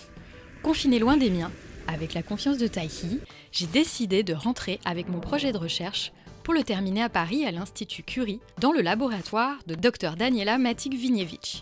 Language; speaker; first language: French; early bilingual, other home language; Arabic